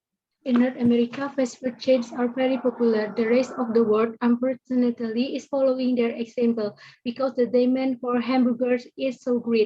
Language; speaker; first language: English; non-native, learner; Indonesian